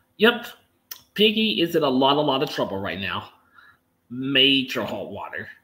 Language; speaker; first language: English; native; English